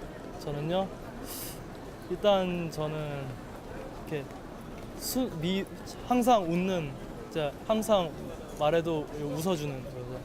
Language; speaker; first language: Korean; early bilingual, heritage; Korean